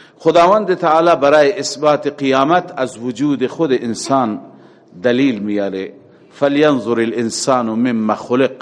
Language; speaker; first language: Persian; native; Persian